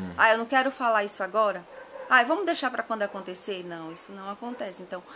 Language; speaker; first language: Portuguese; native; Portuguese